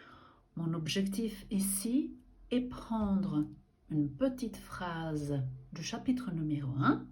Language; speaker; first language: French; non-native, fluent; Portuguese